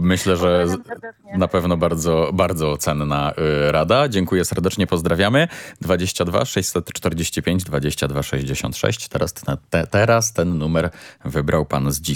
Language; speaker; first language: Polish; native; Polish